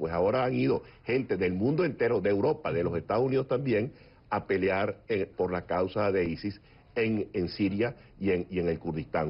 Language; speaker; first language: Spanish; native; Spanish